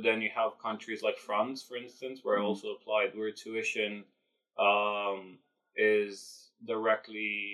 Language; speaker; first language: English; non-native, fluent; Romanian